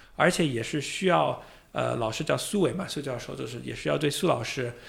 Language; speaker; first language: Chinese; non-native, fluent; English